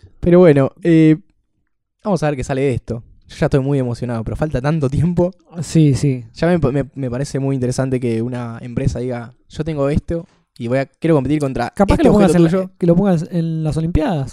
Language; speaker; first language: Spanish; native; Spanish